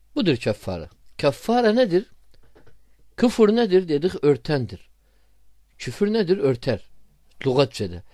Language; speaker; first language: Turkish; non-native, fluent; Arabic